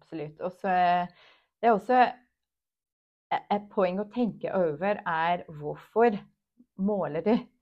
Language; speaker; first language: Norwegian; non-native, fluent; English